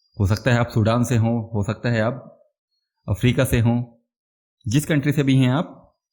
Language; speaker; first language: Hindi; native; Hindi